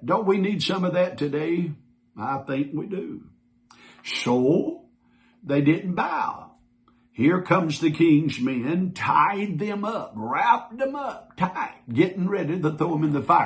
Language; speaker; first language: English; native; English